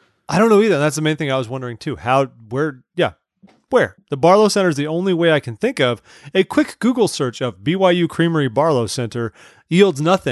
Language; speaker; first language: English; native; English